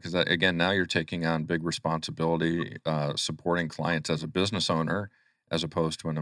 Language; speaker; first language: English; native; English